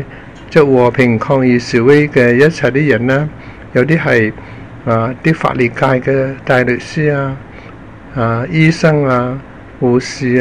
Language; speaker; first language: Chinese; non-native, local second language; Cantonese